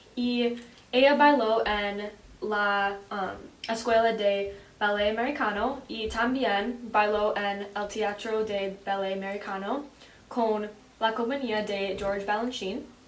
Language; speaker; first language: Spanish; non-native, learner; English